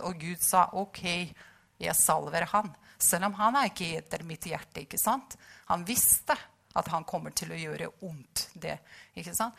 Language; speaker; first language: Norwegian; non-native, fluent; Russian